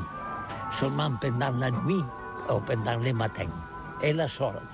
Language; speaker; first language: French; non-native, learner; Catalan